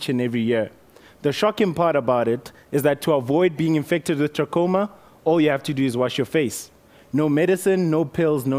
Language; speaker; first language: English; non-native, local second language; Northern Sotho